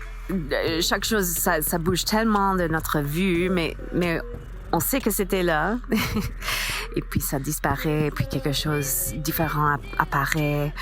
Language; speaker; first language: French; non-native, fluent; English